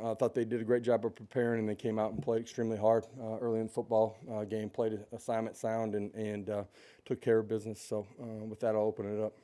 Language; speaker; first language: English; native; English